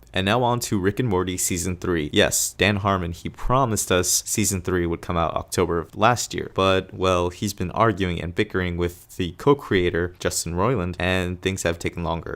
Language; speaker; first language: English; native; English